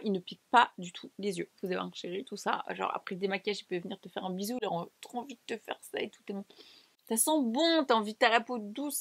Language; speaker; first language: French; native; French